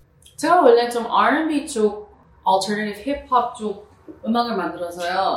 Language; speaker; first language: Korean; early bilingual, heritage; Korean